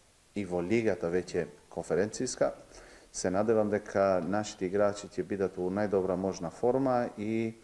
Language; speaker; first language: Macedonian; non-native, local second language; Albanian